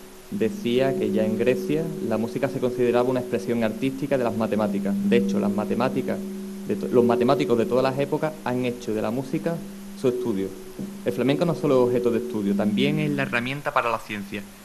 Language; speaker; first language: Spanish; native; Spanish